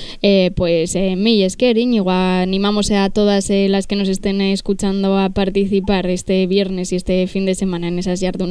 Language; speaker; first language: Spanish; native; Spanish